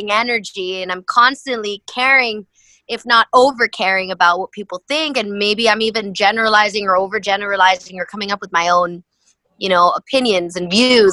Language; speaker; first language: English; native; English